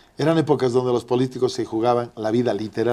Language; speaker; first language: Spanish; native; Spanish